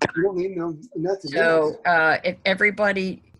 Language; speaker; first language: English; native; English